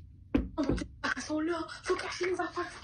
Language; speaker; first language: French; native; French